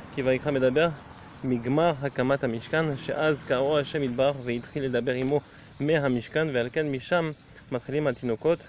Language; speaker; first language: Hebrew; non-native, fluent; English